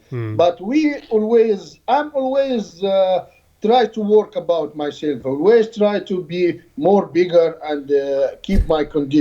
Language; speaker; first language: English; non-native, learner; Arabic